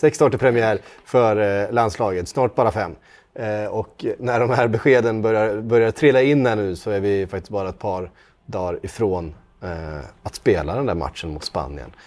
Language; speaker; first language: Swedish; native; Swedish